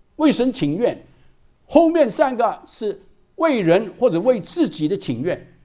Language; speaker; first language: Chinese; non-native, local second language; Cantonese